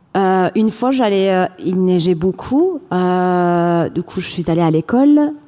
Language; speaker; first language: French; non-native, fluent; Persian